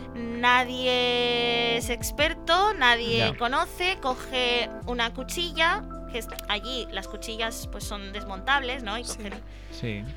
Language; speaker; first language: Spanish; early bilingual, other home language; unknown